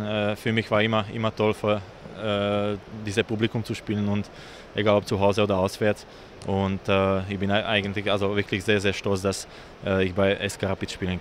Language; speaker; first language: German; non-native, fluent; Slovak